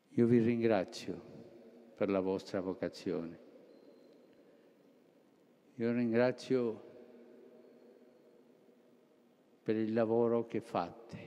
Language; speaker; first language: Italian; non-native, fluent; Spanish